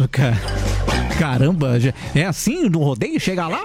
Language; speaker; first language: Portuguese; native; Portuguese